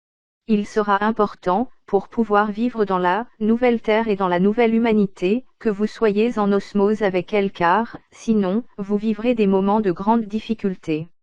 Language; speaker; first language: French; native; French